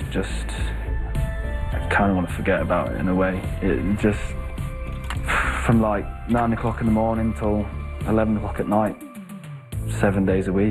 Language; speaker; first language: English; native; English